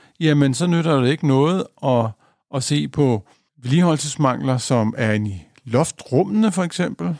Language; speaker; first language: Danish; native; Danish